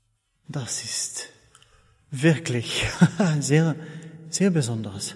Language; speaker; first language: German; non-native, learner; Dutch